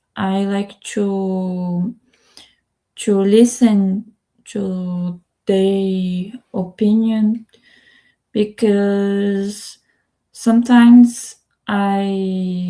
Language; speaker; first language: English; non-native, learner; Spanish